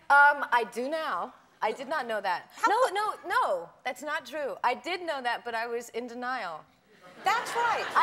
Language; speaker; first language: English; native; English